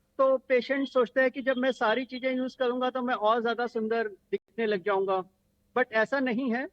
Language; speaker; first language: Hindi; native; Hindi